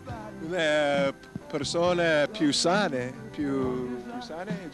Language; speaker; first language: Italian; non-native, learner; English